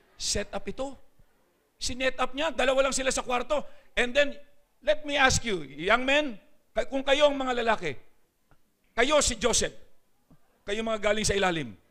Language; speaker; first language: Filipino; native; Filipino